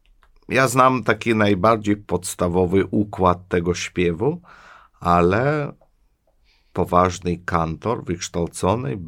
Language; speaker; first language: Polish; non-native, fluent; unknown